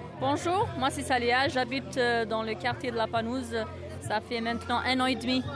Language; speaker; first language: French; non-native, local second language; Kabyle